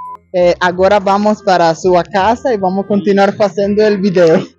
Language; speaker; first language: Portuguese; non-native, learner; Spanish